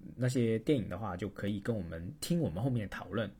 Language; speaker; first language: Chinese; native; Chinese